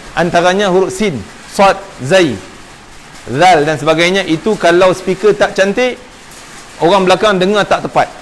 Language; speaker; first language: Malay; native; Malay